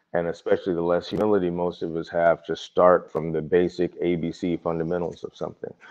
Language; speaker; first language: English; native; English